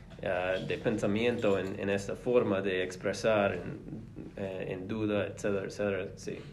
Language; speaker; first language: Spanish; non-native, fluent; English